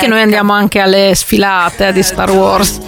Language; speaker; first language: Italian; native; Italian